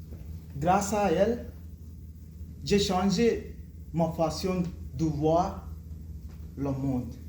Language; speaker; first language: French; non-native, learner; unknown